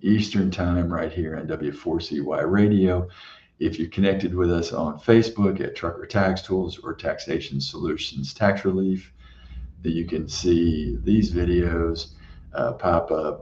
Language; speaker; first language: English; native; English